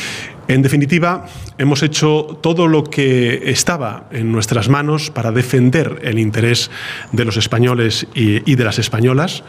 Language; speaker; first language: Spanish; native; Spanish